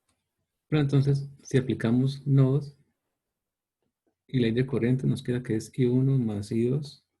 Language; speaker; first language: Spanish; native; Spanish